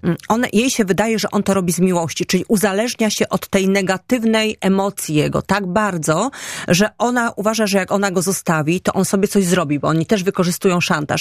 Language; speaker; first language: Polish; native; Polish